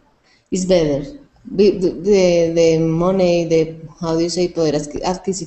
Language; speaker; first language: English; non-native, learner; Spanish